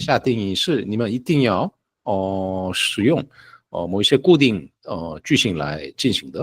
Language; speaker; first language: Chinese; non-native, fluent; Korean